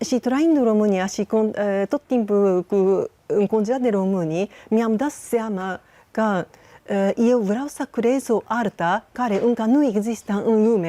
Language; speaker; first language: Romanian; non-native, learner; Japanese